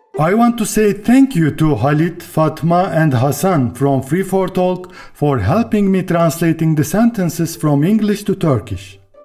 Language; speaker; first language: English; non-native, fluent; Turkish